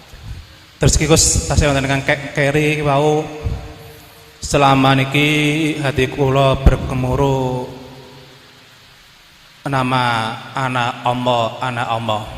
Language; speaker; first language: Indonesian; non-native, local second language; Javanese